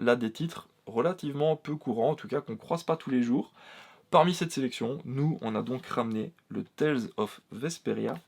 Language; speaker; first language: French; native; French